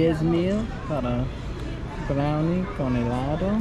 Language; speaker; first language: Spanish; non-native, learner; English